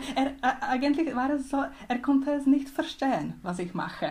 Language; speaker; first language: German; non-native, learner; Czech